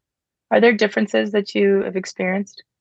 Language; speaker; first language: English; native; English